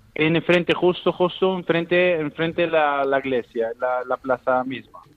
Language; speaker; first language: Spanish; non-native, learner; Arabic